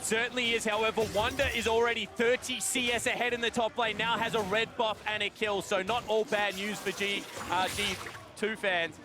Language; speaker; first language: English; native; English